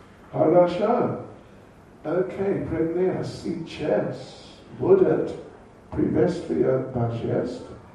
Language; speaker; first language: Russian; non-native, learner; English